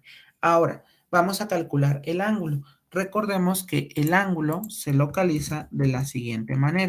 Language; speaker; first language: Spanish; native; Spanish